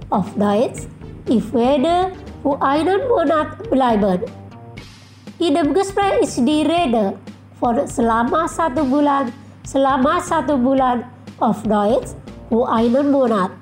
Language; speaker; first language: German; non-native, fluent; Indonesian